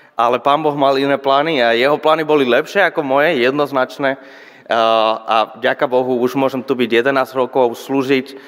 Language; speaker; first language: Slovak; non-native, fluent; Spanish